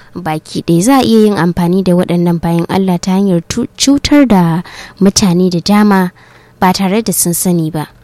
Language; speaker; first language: Hausa; native; Hausa